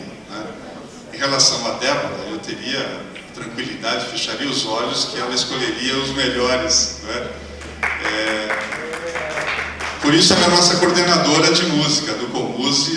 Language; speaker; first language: Portuguese; native; Portuguese